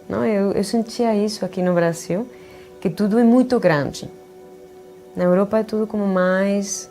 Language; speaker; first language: Portuguese; non-native, fluent; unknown